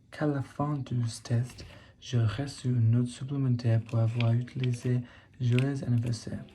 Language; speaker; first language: French; non-native, learner; English